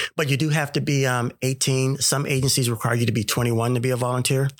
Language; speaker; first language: English; native; English